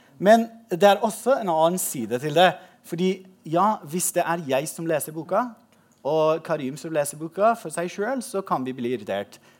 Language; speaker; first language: Norwegian; non-native, fluent; Persian